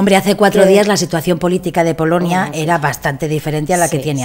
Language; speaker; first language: Spanish; native; Spanish